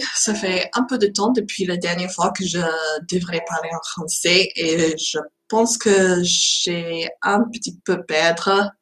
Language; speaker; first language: French; non-native, learner; English